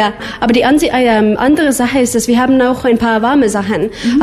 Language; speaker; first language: German; non-native, learner; English